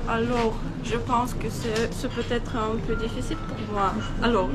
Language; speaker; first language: French; non-native, learner; Russian